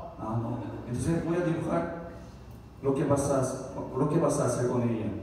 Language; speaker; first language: Spanish; non-native, learner; Korean